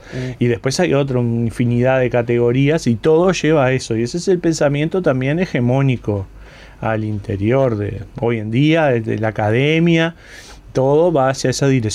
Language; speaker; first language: Spanish; native; Spanish